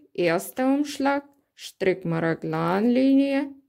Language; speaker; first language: German; non-native, learner; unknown